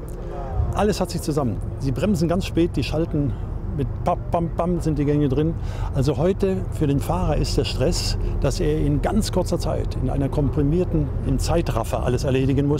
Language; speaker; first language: German; native; German